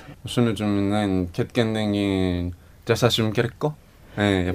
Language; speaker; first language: Kyrgyz; non-native, fluent; Japanese